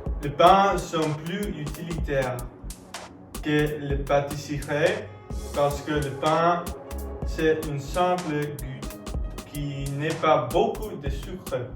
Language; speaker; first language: French; non-native, learner; English